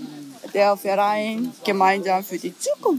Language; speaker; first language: German; non-native, learner; Korean